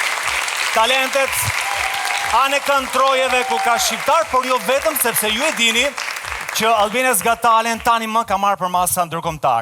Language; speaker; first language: Albanian; native; Albanian